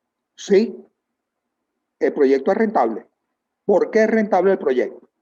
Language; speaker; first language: Spanish; native; Spanish